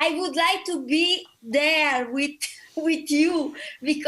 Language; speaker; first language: English; non-native, learner; Italian